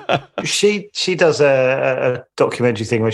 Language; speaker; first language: English; native; English